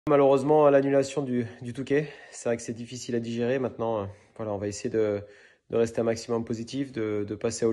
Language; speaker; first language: French; native; French